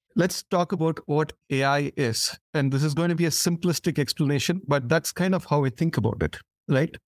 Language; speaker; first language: English; non-native, local second language; Tamil